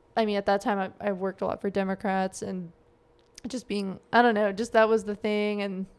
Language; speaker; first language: English; native; English